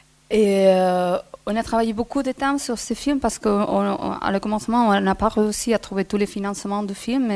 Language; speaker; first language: French; non-native, fluent; Spanish